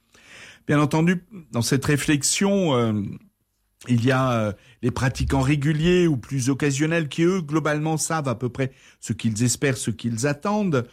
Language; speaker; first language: French; native; French